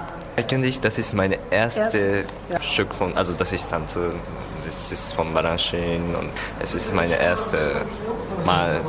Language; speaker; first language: German; non-native, learner; Japanese